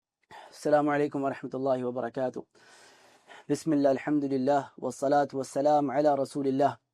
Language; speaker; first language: Arabic; non-native, fluent; Urdu